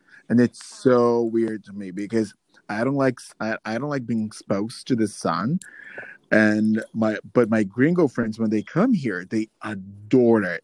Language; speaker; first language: English; non-native, fluent; Portuguese